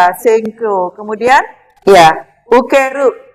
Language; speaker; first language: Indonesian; native; Indonesian